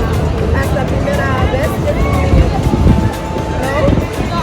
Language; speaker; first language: Spanish; non-native, learner; French